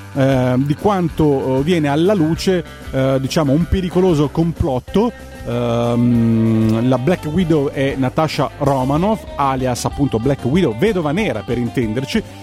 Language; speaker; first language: Italian; native; Italian